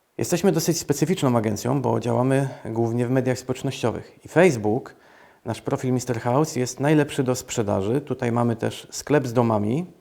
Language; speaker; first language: Polish; native; Polish